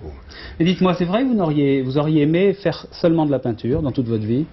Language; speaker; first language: French; native; French